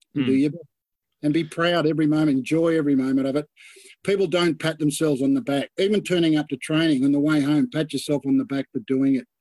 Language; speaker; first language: English; native; English